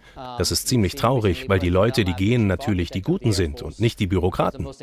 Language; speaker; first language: German; non-native, fluent; French